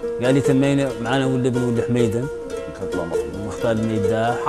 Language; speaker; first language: Arabic; native; Arabic